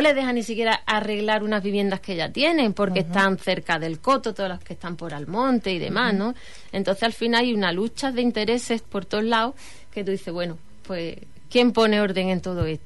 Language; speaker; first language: Spanish; native; Spanish